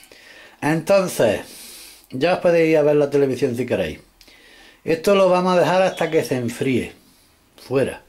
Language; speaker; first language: Spanish; native; Spanish